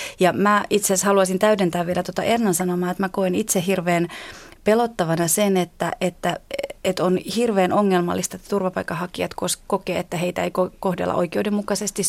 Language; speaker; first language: Finnish; native; Finnish